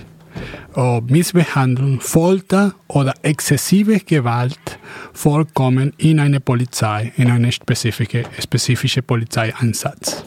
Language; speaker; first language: German; non-native, fluent; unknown